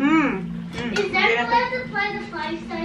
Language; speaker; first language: English; native; English